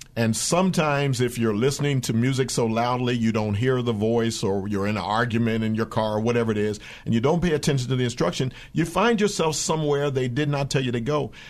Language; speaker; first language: English; native; English